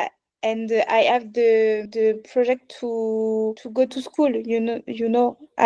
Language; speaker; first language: English; non-native, learner; French